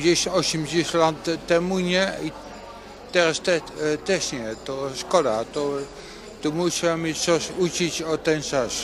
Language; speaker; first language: Polish; early bilingual, heritage; Dutch